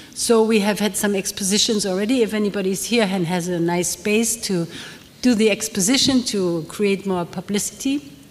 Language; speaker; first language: English; non-native, fluent; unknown